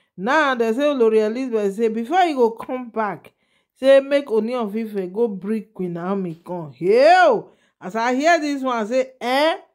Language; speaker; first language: Nigerian Pidgin; native; Nigerian Pidgin